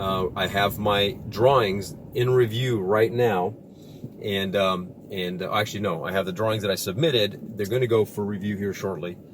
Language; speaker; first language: English; native; English